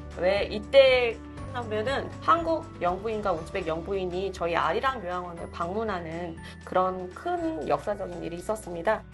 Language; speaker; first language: Korean; native; Korean